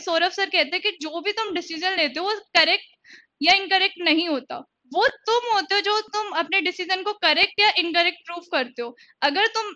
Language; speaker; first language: Hindi; native; Hindi